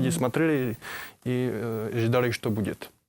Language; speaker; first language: Russian; non-native, learner; Czech